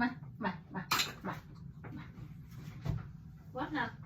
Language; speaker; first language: English; non-native, learner; Thai